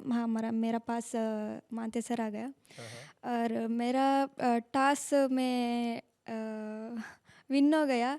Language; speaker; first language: Hindi; non-native, local second language; Kannada